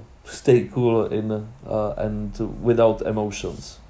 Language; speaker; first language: English; non-native, learner; Czech